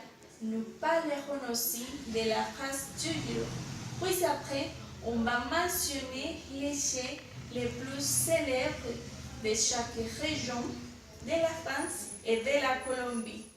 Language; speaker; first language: French; non-native, fluent; Spanish